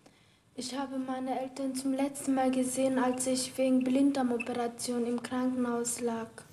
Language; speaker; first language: German; non-native, fluent; Korean